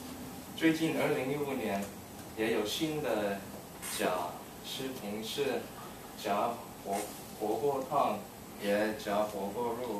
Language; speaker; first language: Chinese; non-native, learner; English